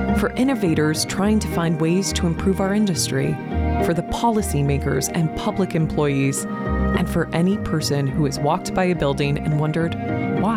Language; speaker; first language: English; native; English